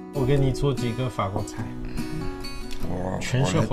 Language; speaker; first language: Chinese; non-native, fluent; French